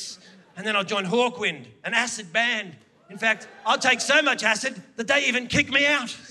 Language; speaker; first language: English; native; English